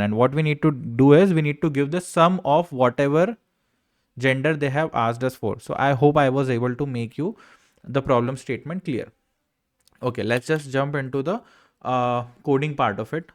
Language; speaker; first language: English; non-native, local second language; Hindi